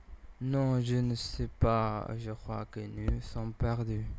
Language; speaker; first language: French; non-native, learner; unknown